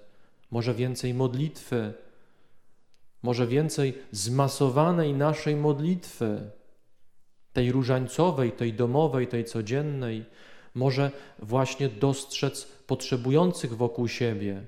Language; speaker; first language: Polish; native; Polish